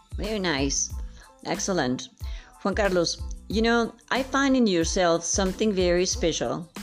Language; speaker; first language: English; non-native, fluent; Spanish